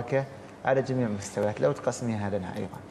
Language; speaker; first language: Arabic; native; Arabic